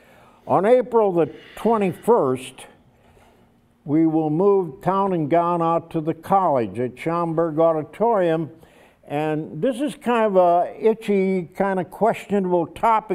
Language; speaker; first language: English; native; English